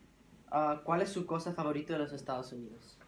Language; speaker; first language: Spanish; early bilingual, heritage; English